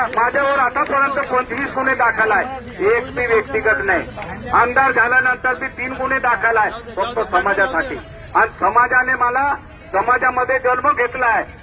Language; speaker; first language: Marathi; non-native, local second language; Bhili